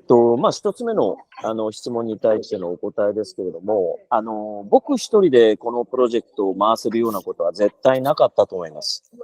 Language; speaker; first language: Japanese; native; Japanese